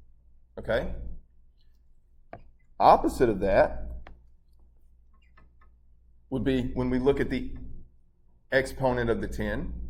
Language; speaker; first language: English; native; English